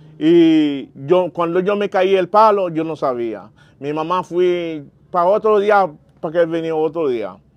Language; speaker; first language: Spanish; non-native, learner; Haitian Creole